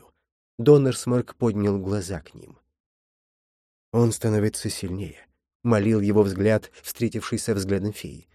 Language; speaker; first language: Russian; native; Russian